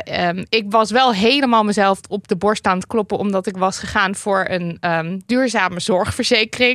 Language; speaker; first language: Dutch; native; Dutch